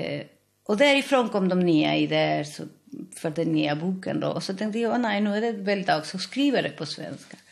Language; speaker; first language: Swedish; non-native, fluent; Spanish